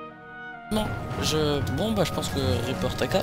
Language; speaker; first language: French; native; French